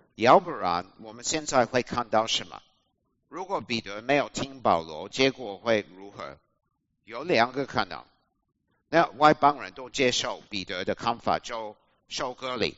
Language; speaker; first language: Chinese; non-native, fluent; English